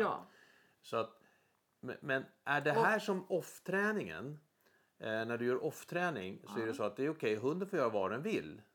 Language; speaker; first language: Swedish; native; Swedish